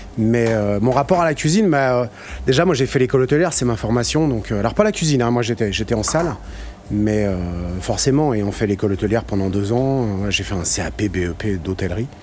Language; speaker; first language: French; native; French